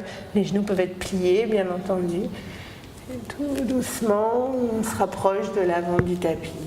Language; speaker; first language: French; native; French